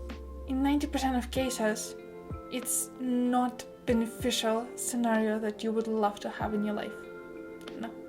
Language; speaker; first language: English; non-native, fluent; Russian